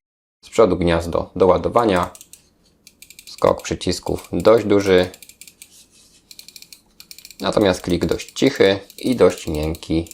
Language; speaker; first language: Polish; native; Polish